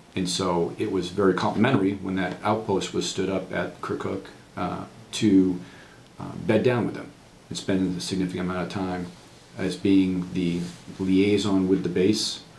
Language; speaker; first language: English; native; English